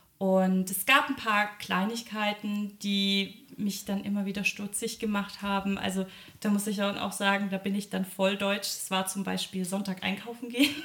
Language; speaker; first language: German; early bilingual, other home language; Polish